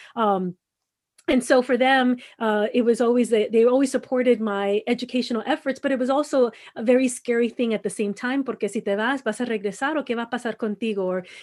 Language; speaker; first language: English; native; English